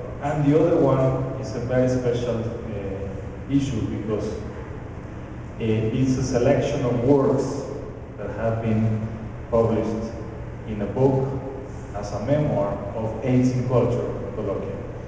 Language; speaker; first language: English; non-native, fluent; Spanish